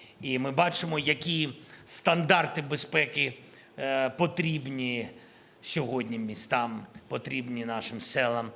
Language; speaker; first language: Ukrainian; non-native, local second language; Russian